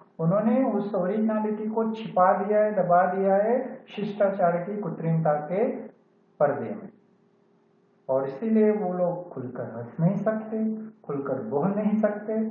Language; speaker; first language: Hindi; non-native, local second language; Gujarati